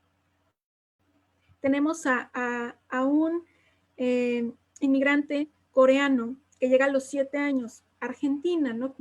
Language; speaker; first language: Spanish; native; Spanish